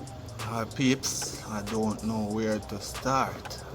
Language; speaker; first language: English; native; English